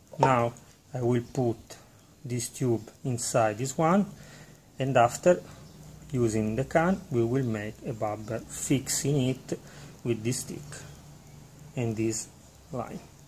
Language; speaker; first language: English; non-native, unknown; Italian